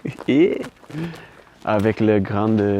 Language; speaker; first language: French; non-native, learner; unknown